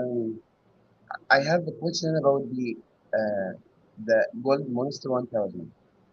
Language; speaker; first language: English; non-native, learner; Arabic